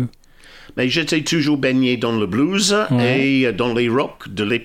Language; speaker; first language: French; non-native, fluent; English